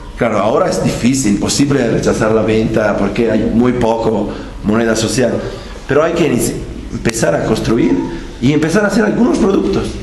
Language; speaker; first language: Spanish; non-native, fluent; Italian